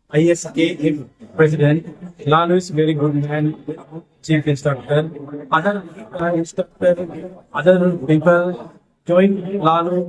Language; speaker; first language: English; non-native, learner; Sinhala